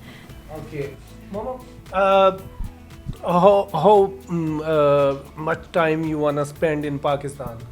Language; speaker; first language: English; non-native, local second language; Urdu